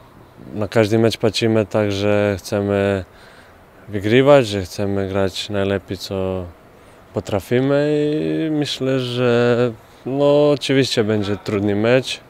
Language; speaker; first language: Polish; non-native, fluent; Bosnian